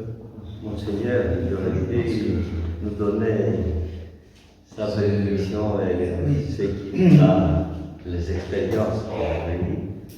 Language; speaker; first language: French; non-native, fluent; Greek